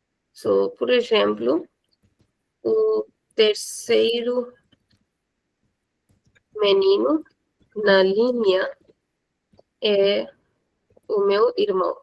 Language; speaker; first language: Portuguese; non-native, fluent; Hindi